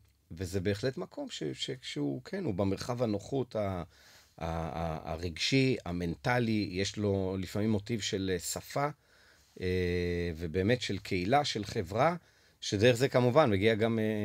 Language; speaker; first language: Hebrew; native; Hebrew